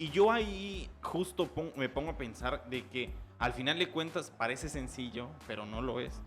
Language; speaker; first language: Spanish; native; Spanish